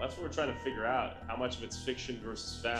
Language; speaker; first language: English; native; English